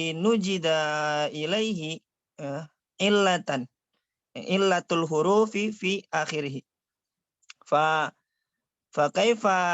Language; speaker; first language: Arabic; non-native, learner; Indonesian